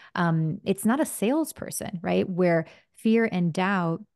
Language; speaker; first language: English; early bilingual, other home language; Spanish